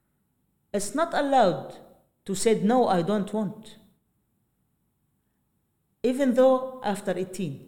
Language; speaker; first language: English; non-native, learner; Arabic